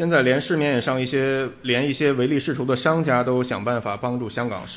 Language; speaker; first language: Chinese; non-native, local second language; Cantonese